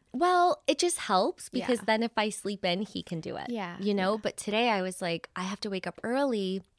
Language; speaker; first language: English; early bilingual, other home language; Spanish